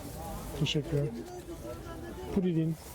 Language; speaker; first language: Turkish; non-native, learner; English